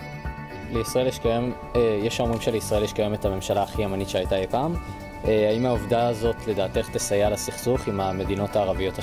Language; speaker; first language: Hebrew; native; Hebrew